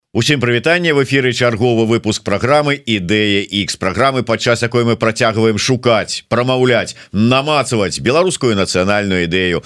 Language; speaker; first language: Belarusian; non-native, local second language; Russian